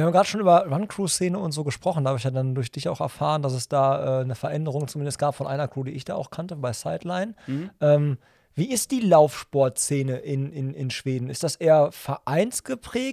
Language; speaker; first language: German; native; German